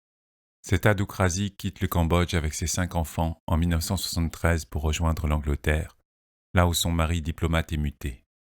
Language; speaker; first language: French; native; French